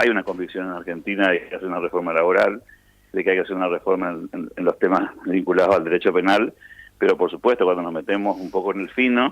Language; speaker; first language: Spanish; native; Spanish